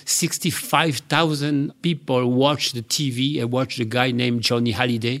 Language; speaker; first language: English; non-native, learner; French